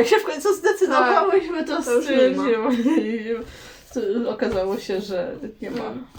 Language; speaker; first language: Polish; native; Polish